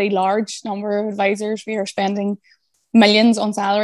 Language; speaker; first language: English; native; English